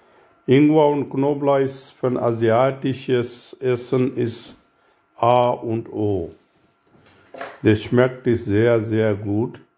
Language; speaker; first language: German; non-native, learner; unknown